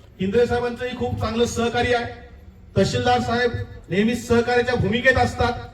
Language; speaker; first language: Marathi; native; Marathi